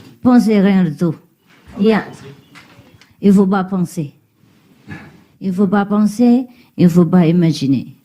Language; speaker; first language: French; non-native, learner; Chinese